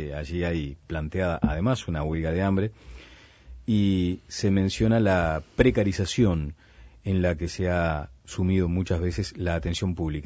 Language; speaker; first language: Spanish; native; Spanish